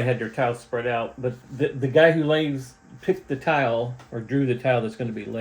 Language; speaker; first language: English; native; English